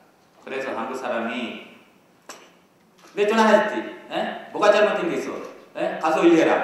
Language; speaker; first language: Korean; non-native, learner; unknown